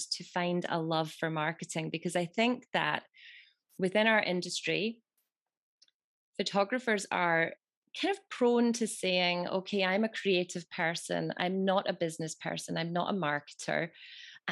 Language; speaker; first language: English; native; English